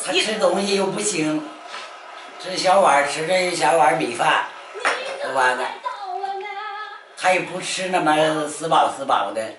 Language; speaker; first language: Chinese; native; Chinese